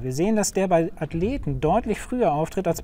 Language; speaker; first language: German; native; German